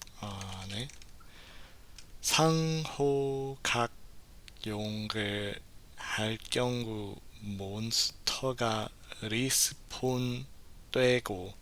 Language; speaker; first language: Korean; non-native, learner; English